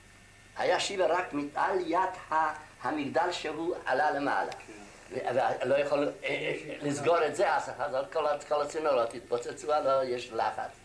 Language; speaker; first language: Hebrew; non-native, fluent; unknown